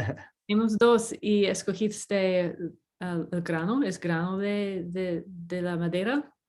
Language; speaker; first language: Spanish; non-native, fluent; English